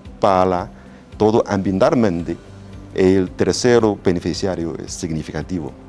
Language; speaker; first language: Spanish; non-native, learner; Chinese